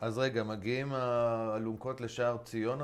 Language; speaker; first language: Hebrew; native; Hebrew